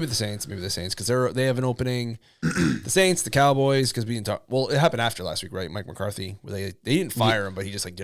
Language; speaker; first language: English; native; English